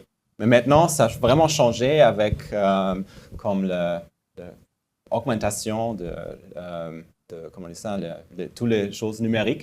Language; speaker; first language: French; non-native, fluent; German